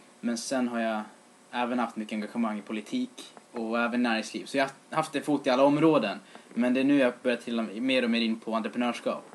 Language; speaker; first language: Swedish; native; Swedish